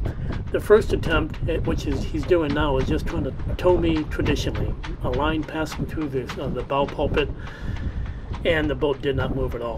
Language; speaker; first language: English; native; English